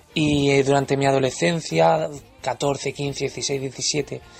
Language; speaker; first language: Spanish; native; Spanish